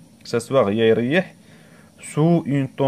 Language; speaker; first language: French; non-native, local second language; Arabic